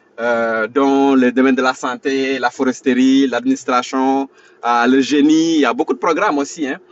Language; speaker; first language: French; non-native, local second language; Wolof